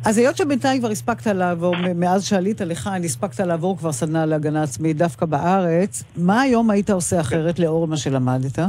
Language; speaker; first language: Hebrew; native; Hebrew